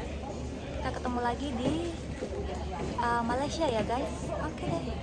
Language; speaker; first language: Indonesian; native; Indonesian